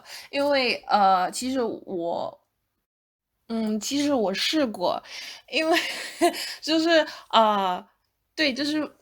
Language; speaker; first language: Chinese; non-native, fluent; English